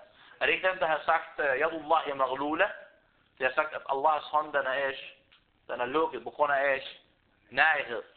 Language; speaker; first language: Danish; non-native, fluent; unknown